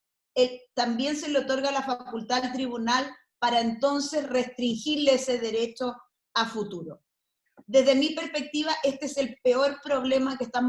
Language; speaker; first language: Spanish; native; Spanish